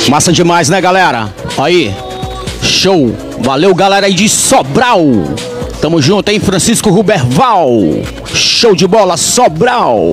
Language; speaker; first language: Portuguese; native; Portuguese